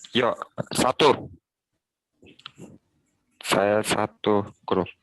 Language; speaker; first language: Indonesian; non-native, learner; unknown